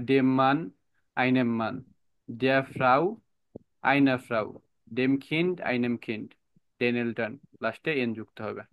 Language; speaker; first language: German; non-native, fluent; Bangla